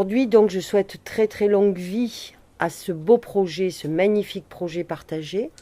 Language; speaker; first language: French; native; French